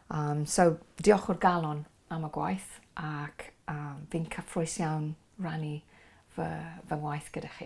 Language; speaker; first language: Welsh; non-native, local second language; English